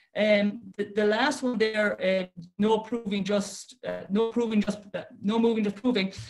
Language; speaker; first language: English; native; English